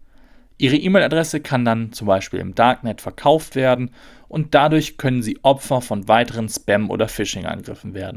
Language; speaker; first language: German; native; German